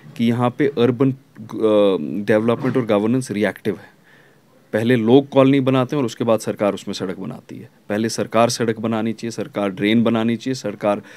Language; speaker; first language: Hindi; non-native, local second language; Kashmiri